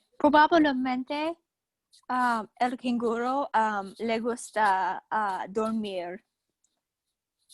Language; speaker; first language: Spanish; non-native, learner; English